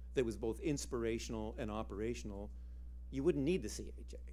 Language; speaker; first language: English; native; English